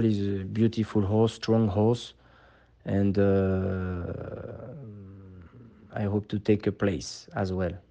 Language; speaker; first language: English; non-native, fluent; French